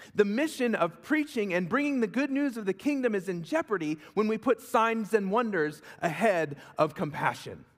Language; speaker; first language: English; native; English